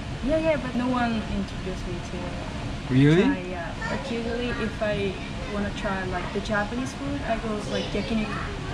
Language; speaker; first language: English; non-native, learner; Arabic